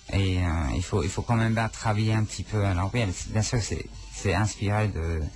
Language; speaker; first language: French; non-native, local second language; English